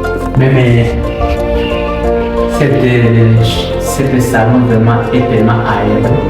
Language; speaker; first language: French; non-native, local second language; Rundi